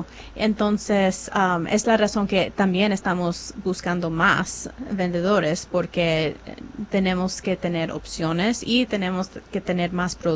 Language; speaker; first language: Spanish; non-native, fluent; English